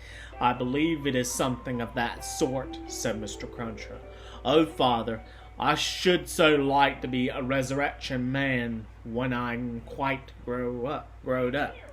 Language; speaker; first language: English; native; English